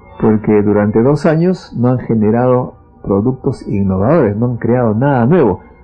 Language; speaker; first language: Spanish; native; Spanish